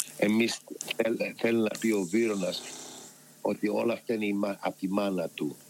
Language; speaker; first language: Greek; early bilingual, heritage; Greek